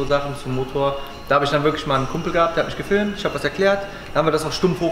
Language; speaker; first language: German; native; German